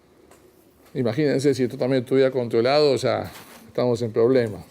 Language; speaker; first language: Spanish; native; Spanish